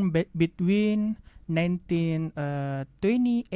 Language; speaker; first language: English; non-native, learner; Indonesian